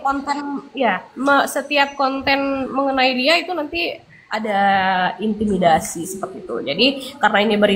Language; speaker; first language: Indonesian; native; Indonesian